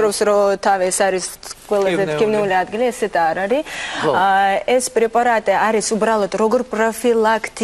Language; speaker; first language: Georgian; non-native, learner; Russian